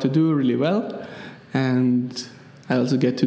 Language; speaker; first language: English; non-native, fluent; German